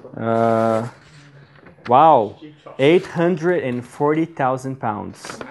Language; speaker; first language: English; non-native, fluent; Portuguese